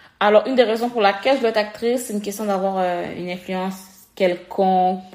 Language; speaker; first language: French; native; French